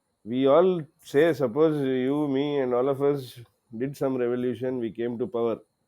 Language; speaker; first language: English; non-native, local second language; Telugu